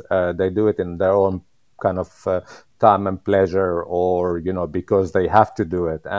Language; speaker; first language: English; non-native, fluent; Arabic